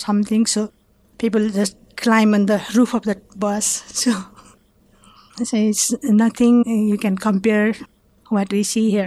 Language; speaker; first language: English; non-native, fluent; Nepali